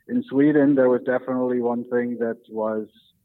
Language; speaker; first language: English; native; English